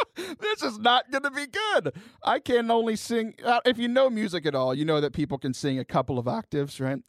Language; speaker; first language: English; native; English